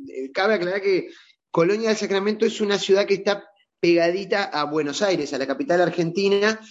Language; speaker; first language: Spanish; native; Spanish